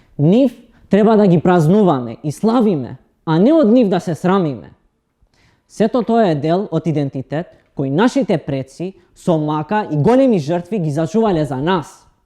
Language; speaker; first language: Macedonian; non-native, local second language; Romany